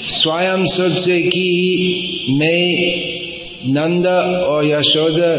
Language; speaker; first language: Hindi; non-native, fluent; English